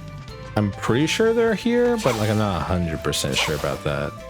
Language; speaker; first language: English; native; English